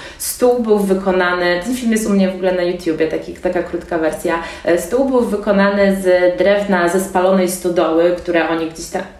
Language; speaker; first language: Polish; native; Polish